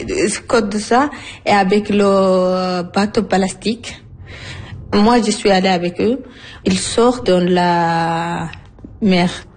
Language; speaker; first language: French; non-native, learner; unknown